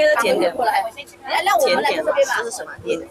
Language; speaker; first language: Chinese; non-native, fluent; Mongolian